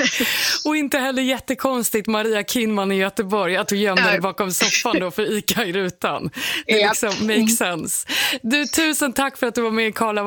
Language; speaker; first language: Swedish; native; Swedish